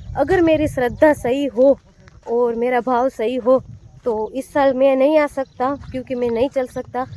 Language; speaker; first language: Hindi; non-native, local second language; Gujarati